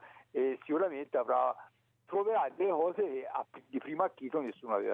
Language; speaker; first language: Italian; native; Italian